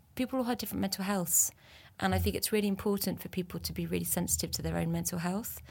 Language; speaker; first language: English; early bilingual, other home language; French